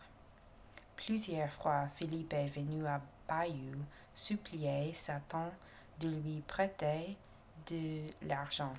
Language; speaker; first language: French; non-native, learner; English